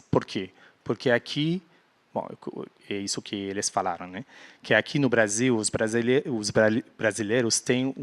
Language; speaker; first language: Portuguese; non-native, fluent; French